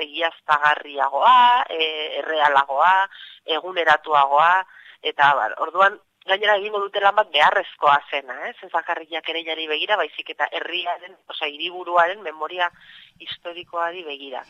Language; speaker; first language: Basque; native; Basque